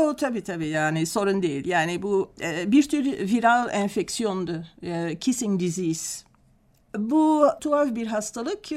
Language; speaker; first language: Turkish; non-native, fluent; Dutch